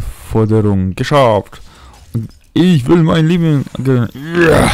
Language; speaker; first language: German; non-native, fluent; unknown